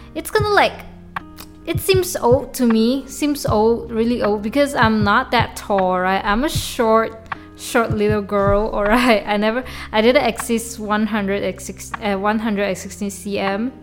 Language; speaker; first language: English; non-native, local second language; Chinese